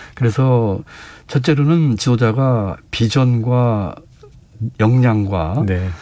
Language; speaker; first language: Korean; native; Korean